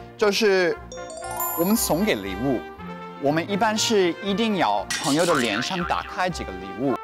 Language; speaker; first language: Chinese; non-native, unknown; English